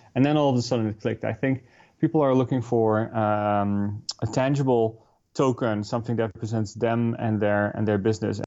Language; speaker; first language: English; non-native, fluent; Dutch